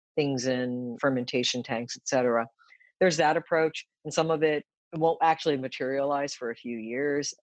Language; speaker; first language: English; early bilingual, other home language; Japanese